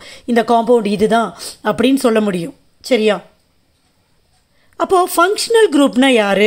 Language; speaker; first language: Tamil; native; Tamil